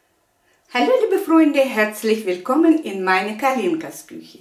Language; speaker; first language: German; non-native, fluent; Russian